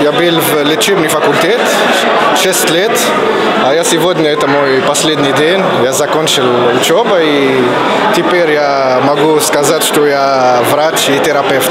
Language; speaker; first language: Russian; non-native, fluent; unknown